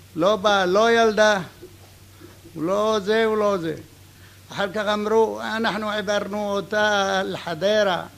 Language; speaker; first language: Hebrew; non-native, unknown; Arabic